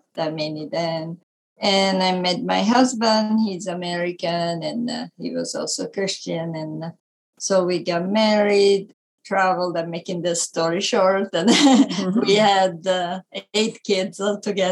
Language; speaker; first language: English; non-native, fluent; Italian